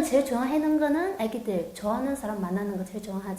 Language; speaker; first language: Korean; non-native, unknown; Chinese